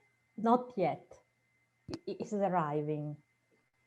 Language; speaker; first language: English; non-native, fluent; Italian